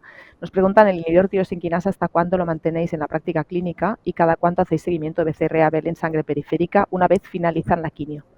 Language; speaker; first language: Spanish; native; Spanish